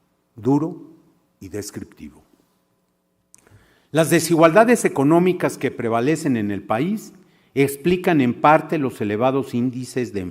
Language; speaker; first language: Spanish; native; Spanish